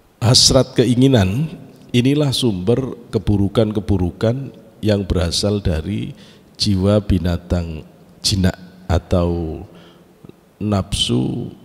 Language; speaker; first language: Indonesian; native; Indonesian